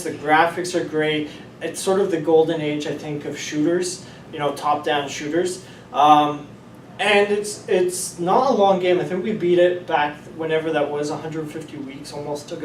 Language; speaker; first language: English; native; English